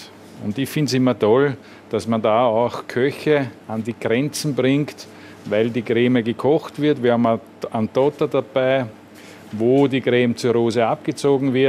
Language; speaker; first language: German; native; German